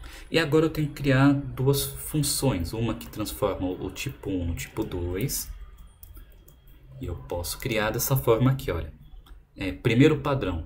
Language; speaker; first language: Portuguese; native; Portuguese